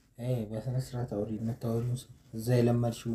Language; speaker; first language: Arabic; non-native, learner; Amharic